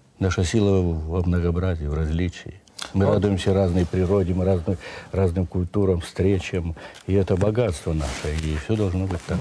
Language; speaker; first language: Russian; native; Russian